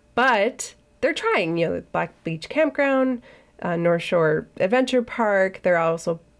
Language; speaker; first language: English; native; English